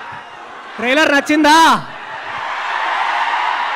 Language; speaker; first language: Telugu; native; Telugu